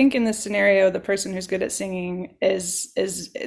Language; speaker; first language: English; native; English